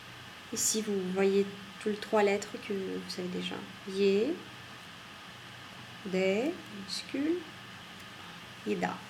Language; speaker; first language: French; non-native, fluent; Russian